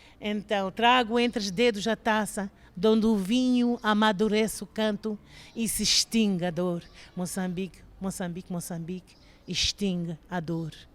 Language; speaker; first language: Portuguese; non-native, fluent; English